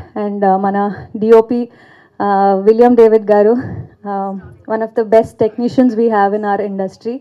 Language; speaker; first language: Telugu; non-native, fluent; Kannada